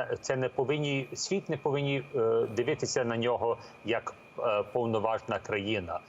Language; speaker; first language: Ukrainian; early bilingual, heritage; Ukrainian